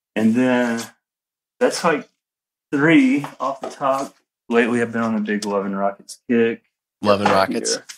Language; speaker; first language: English; native; English